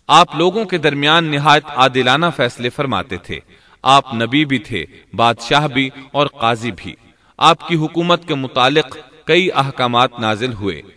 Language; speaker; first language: Urdu; native; Urdu